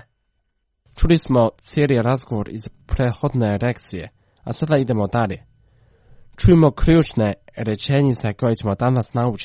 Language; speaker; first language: Croatian; non-native, fluent; Chinese